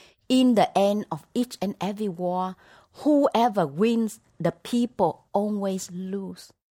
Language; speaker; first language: English; non-native, fluent; Vietnamese